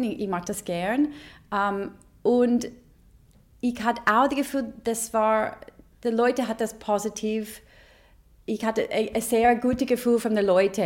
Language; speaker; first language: German; non-native, learner; English